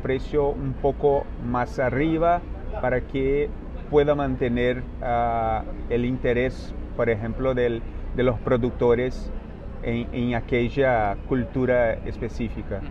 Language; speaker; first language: Spanish; non-native, fluent; Portuguese